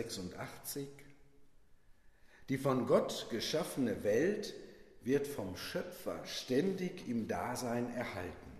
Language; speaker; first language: German; native; German